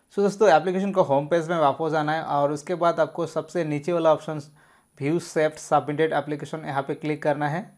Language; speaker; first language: Hindi; non-native, local second language; Bangla